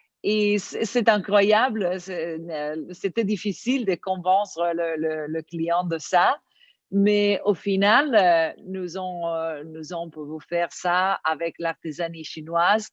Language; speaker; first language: French; non-native, learner; Italian